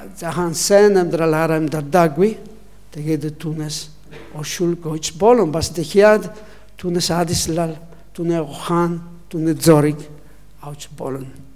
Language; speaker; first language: Mongolian; non-native, learner; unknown